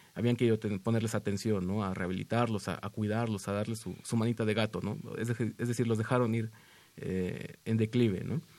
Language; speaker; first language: Spanish; native; Spanish